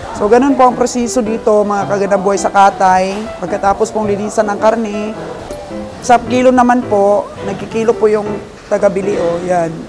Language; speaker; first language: Filipino; non-native, local second language; Cebuano